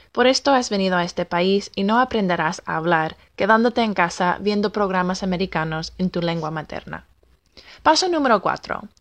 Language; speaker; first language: Spanish; non-native, fluent; English